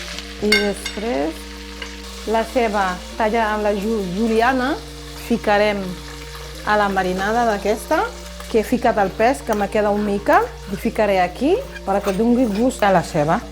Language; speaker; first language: Catalan; non-native, fluent; Fula